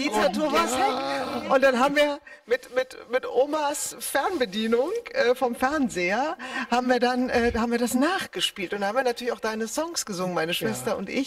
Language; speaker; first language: German; native; German